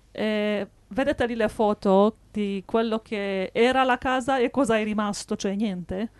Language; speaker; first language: Italian; native; Italian